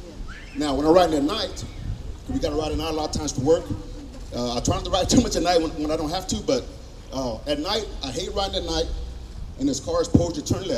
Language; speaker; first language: English; native; English